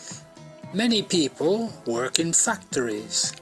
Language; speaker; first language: English; non-native, fluent; Italian